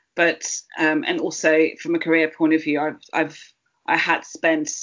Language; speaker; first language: English; early bilingual, heritage; Spanish